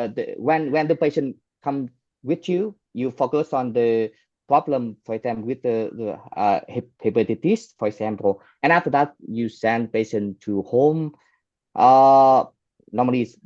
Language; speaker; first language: English; non-native, fluent; Vietnamese